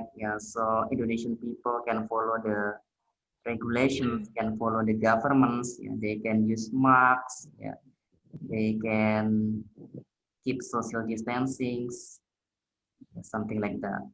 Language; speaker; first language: English; non-native, learner; Indonesian